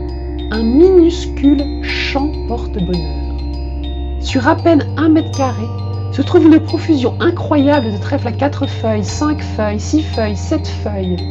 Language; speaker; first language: French; native; French